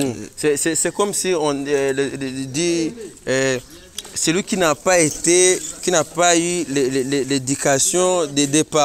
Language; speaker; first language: French; non-native, learner; Rundi